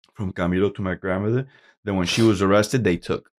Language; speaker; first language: English; native; English